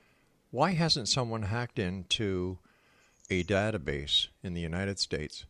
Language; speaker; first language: English; native; English